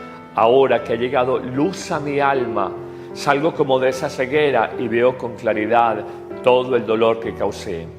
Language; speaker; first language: Spanish; native; Spanish